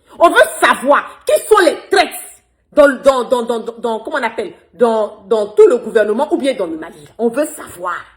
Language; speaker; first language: French; non-native, local second language; Bambara